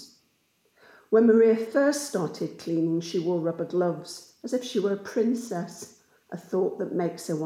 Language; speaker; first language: English; native; English